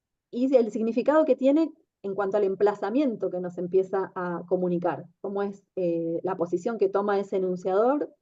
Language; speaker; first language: Spanish; native; Spanish